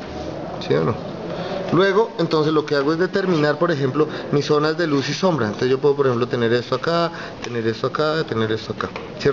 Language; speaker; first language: Spanish; native; Spanish